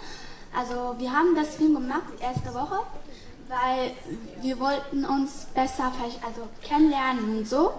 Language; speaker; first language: German; non-native, learner; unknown